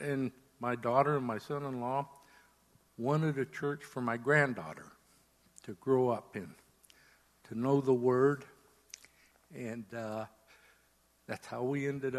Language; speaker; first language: English; native; English